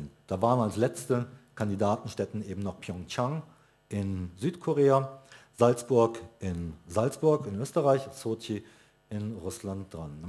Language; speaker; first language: German; native; German